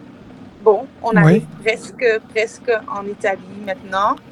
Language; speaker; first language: French; non-native, fluent; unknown